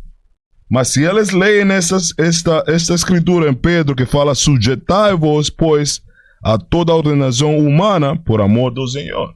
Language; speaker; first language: Portuguese; non-native, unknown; Spanish